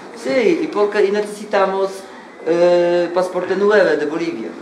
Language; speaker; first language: Spanish; non-native, learner; Polish